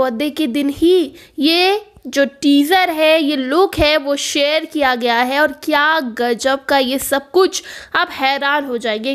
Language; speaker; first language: Hindi; native; Hindi